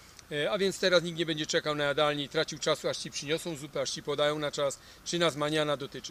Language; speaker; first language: Polish; native; Polish